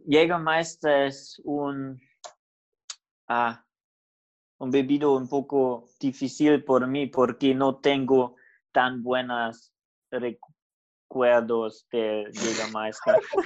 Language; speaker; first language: Spanish; non-native, learner; German